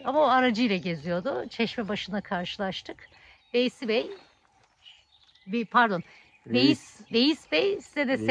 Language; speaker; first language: Turkish; native; Turkish